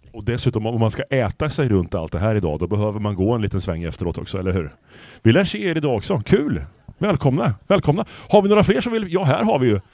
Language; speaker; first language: Swedish; native; Swedish